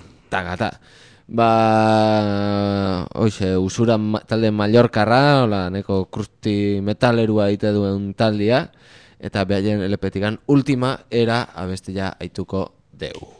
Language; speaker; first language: Basque; native; Basque